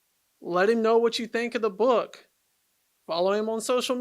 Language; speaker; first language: English; native; English